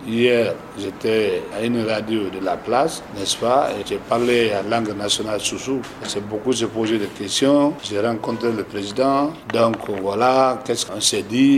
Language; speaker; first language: French; non-native, local second language; Susu